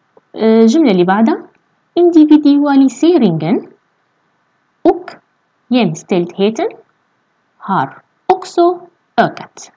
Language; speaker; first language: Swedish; non-native, fluent; Arabic